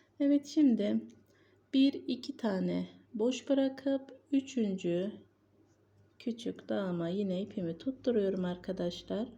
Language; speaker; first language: Turkish; native; Turkish